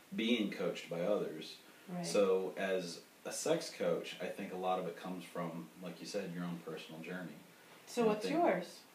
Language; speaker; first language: English; native; English